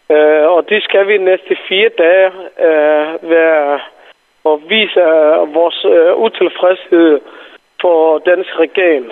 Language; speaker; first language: Danish; non-native, fluent; Somali